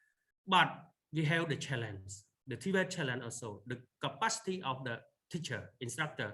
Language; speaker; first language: English; non-native, learner; Khmer